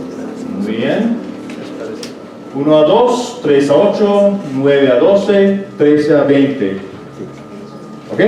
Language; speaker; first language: Spanish; non-native, fluent; English